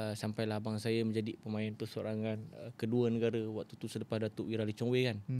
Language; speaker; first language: Malay; native; Malay